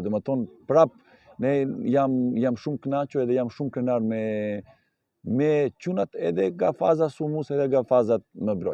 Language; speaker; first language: Albanian; non-native, learner; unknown